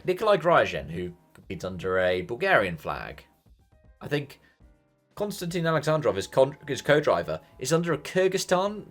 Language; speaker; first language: English; native; English